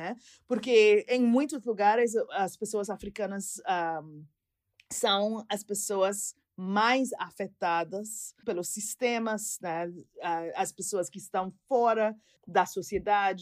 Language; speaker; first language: Portuguese; non-native, fluent; English